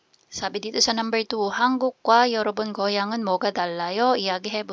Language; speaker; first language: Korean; non-native, fluent; Filipino